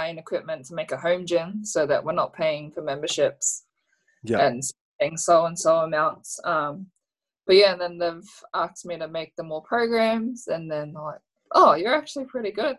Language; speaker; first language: English; native; English